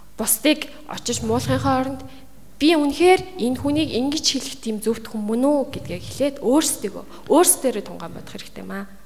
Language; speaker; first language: Mongolian; native; Mongolian